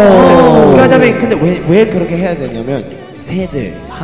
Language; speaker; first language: Korean; non-native, fluent; Chinese